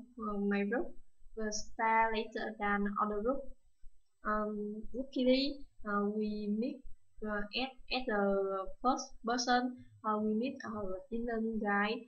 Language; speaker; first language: English; non-native, learner; Vietnamese